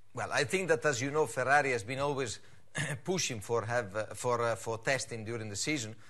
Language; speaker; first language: English; non-native, fluent; Italian